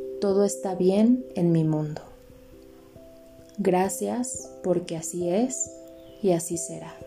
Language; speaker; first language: Spanish; native; Spanish